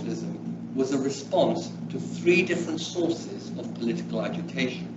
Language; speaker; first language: English; early bilingual, other home language; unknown